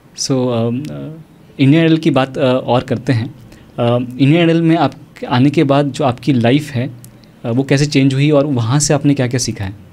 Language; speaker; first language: Hindi; native; Hindi